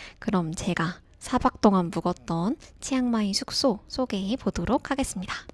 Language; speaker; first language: Korean; native; Korean